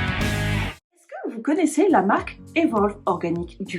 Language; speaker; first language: French; native; French